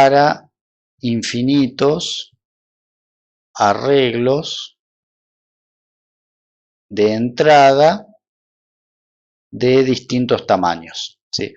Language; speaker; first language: Spanish; native; Spanish